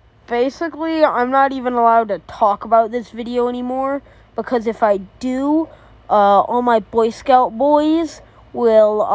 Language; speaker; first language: English; native; English